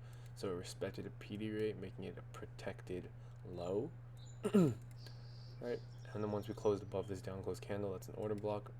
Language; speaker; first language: English; native; English